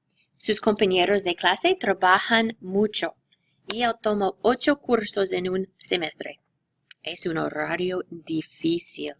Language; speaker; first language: Spanish; non-native, fluent; English